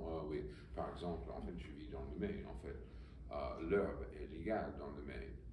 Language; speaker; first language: French; non-native, fluent; English